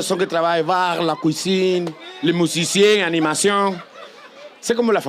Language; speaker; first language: French; non-native, learner; Spanish